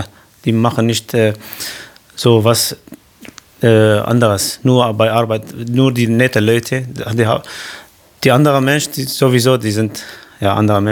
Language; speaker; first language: German; non-native, fluent; Arabic